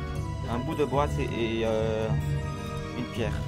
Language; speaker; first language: French; non-native, fluent; Vietnamese